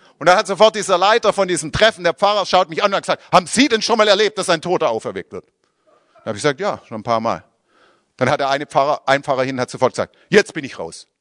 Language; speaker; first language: German; native; German